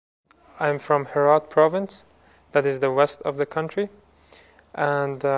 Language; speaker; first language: English; non-native, fluent; Persian